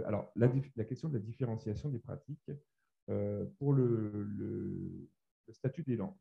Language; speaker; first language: French; native; French